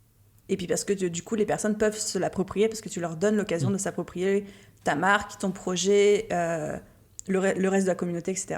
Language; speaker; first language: French; native; French